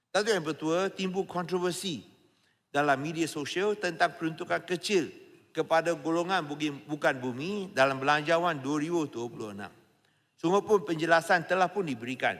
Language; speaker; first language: Malay; non-native, local second language; Chinese